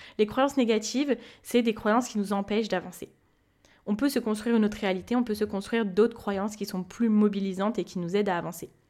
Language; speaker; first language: French; native; French